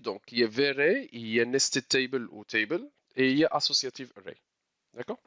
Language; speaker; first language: French; non-native, local second language; Arabic